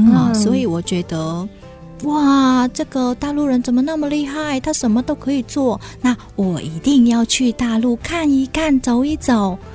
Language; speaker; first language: Chinese; non-native, fluent; Vietnamese